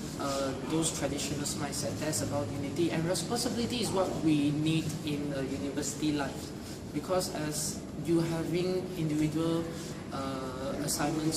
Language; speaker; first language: English; non-native, local second language; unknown